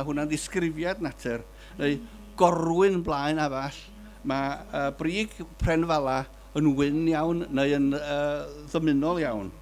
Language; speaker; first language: Welsh; native; Welsh